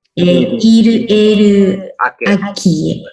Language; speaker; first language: French; non-native, learner; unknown